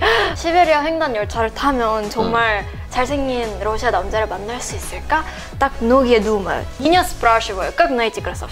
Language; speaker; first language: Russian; non-native, learner; Korean